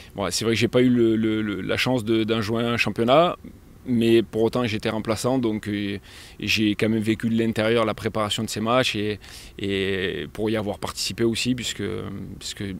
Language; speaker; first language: French; native; French